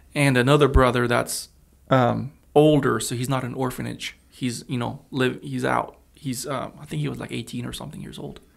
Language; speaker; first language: English; early bilingual, other home language; Russian